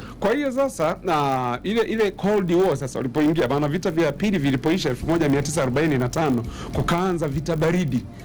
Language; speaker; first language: Swahili; native; Swahili